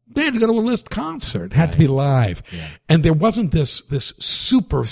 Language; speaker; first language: English; native; English